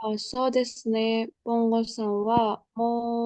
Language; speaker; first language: Japanese; non-native, learner; Indonesian